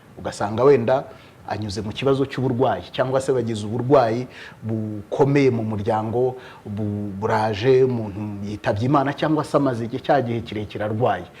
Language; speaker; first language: Kinyarwanda; native; Kinyarwanda